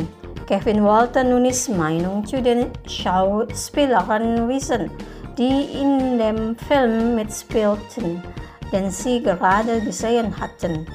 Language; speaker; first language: German; non-native, fluent; Indonesian